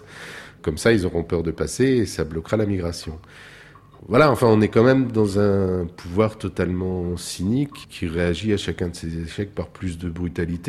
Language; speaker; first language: French; native; French